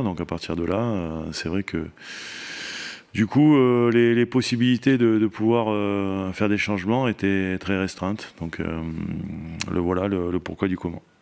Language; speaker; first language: French; native; French